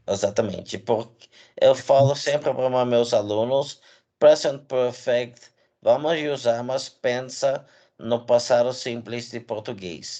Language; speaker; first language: Portuguese; non-native, learner; English